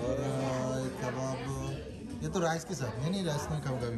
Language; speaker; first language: Hindi; non-native, fluent; Bangla